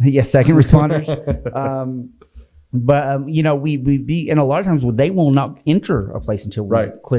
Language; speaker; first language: English; native; English